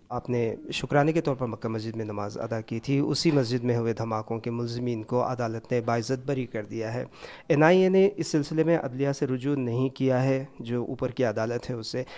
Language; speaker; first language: Urdu; native; Urdu